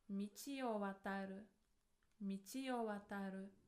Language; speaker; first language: Japanese; non-native, fluent; English